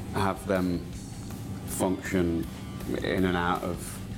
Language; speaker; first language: English; native; English